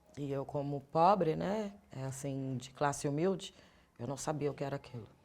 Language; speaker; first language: Portuguese; native; Portuguese